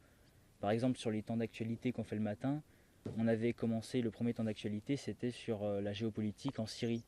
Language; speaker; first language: French; native; French